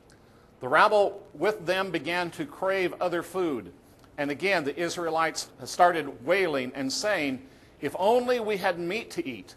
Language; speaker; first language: English; native; English